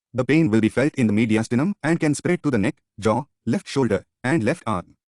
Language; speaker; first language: English; non-native, local second language; Telugu